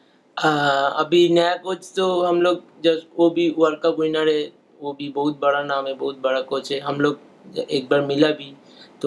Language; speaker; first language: Hindi; non-native, local second language; Bangla